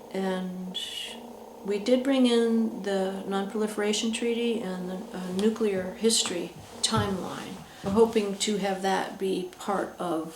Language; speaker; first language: English; native; English